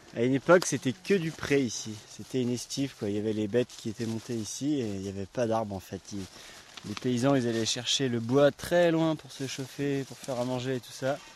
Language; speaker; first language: French; native; French